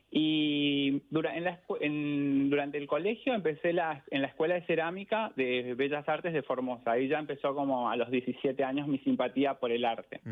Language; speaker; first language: Spanish; native; Spanish